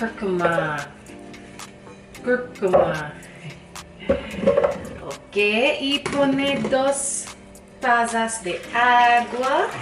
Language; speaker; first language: Spanish; non-native, learner; English